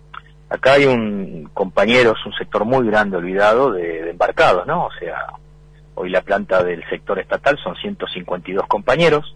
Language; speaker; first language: Spanish; native; Spanish